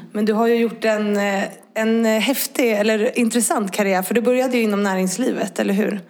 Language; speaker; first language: Swedish; native; Swedish